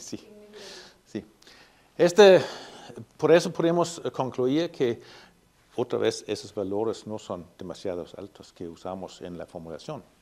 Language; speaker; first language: Spanish; non-native, fluent; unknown